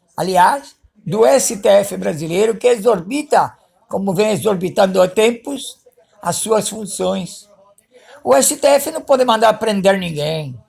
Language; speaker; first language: Portuguese; early bilingual, other home language; Spanish